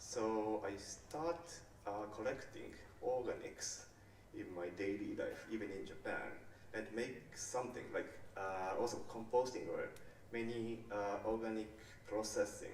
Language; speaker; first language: English; non-native, learner; Japanese